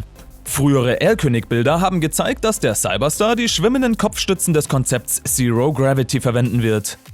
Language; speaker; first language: German; native; German